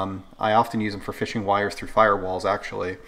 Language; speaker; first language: English; native; English